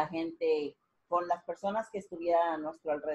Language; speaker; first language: Spanish; native; Spanish